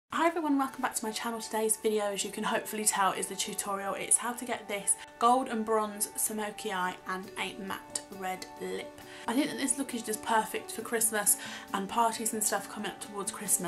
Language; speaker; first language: English; native; English